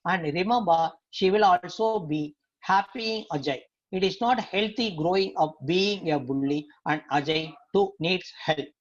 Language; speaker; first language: English; non-native, local second language; Tamil